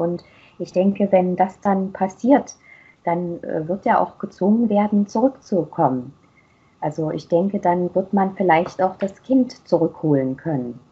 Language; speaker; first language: German; native; German